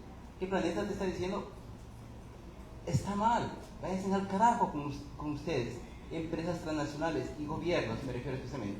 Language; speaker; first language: Spanish; native; Spanish